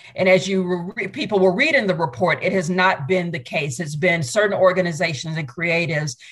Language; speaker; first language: English; native; English